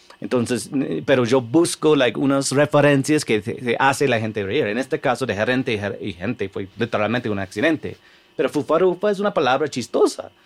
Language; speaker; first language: Spanish; non-native, fluent; English